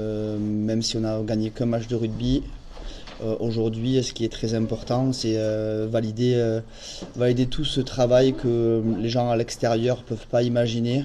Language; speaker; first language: French; native; French